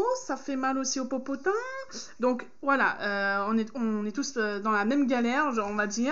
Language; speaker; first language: French; native; French